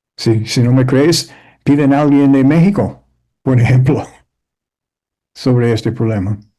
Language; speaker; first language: Spanish; early bilingual, heritage; English